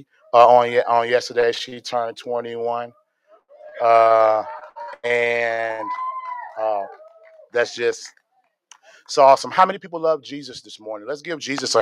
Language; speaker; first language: English; native; English